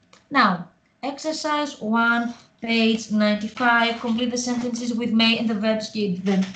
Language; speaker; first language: English; non-native, fluent; Greek